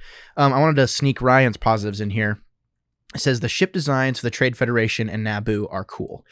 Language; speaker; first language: English; native; English